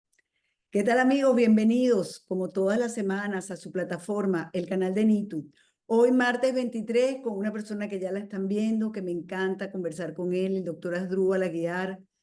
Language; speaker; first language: Spanish; native; Spanish